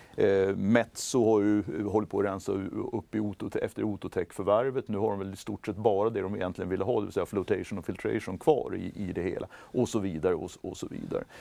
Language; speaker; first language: Swedish; native; Swedish